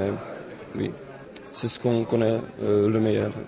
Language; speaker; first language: French; non-native, fluent; Czech